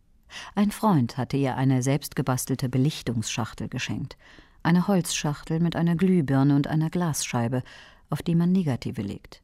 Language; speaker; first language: German; native; German